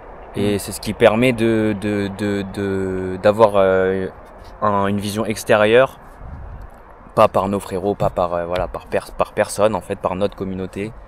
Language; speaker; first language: French; native; French